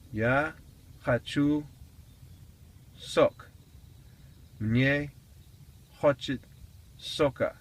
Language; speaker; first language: Russian; non-native, learner; English